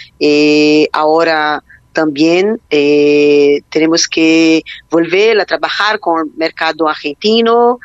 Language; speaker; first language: Spanish; non-native, learner; Portuguese